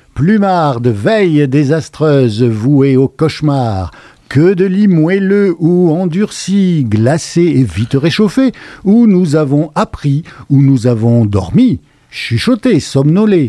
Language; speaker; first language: French; native; French